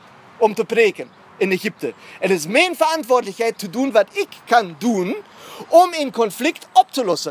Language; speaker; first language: Dutch; non-native, fluent; German